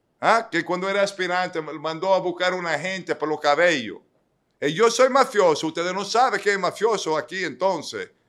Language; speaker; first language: Spanish; non-native, fluent; Italian